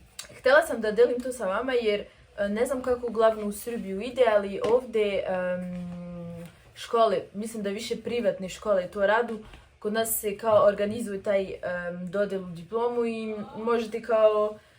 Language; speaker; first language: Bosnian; early bilingual, heritage; Serbian